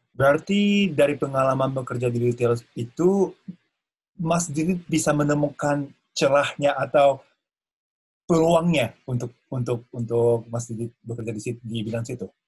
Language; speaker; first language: Indonesian; non-native, fluent; Japanese